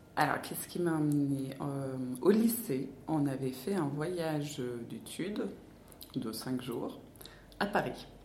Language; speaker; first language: French; non-native, fluent; Danish